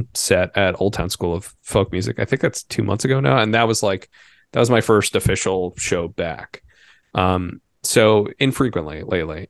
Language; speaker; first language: English; native; English